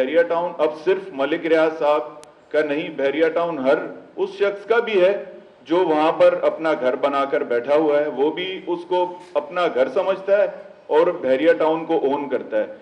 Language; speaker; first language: Urdu; native; Urdu